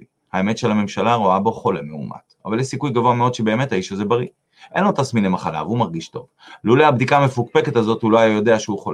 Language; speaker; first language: Hebrew; native; Hebrew